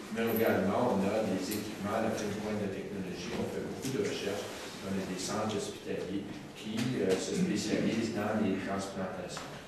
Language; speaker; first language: French; native; French